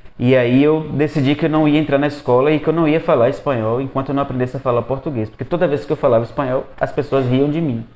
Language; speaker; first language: Portuguese; early bilingual, other home language; Spanish